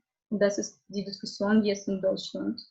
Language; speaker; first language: German; non-native, fluent; Russian